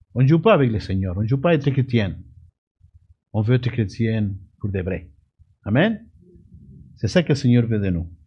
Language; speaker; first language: French; non-native, fluent; Spanish